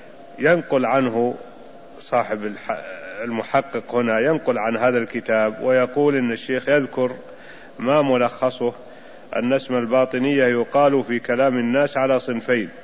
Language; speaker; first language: Arabic; native; Arabic